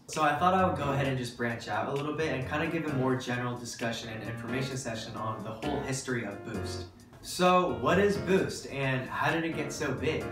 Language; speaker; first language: English; native; English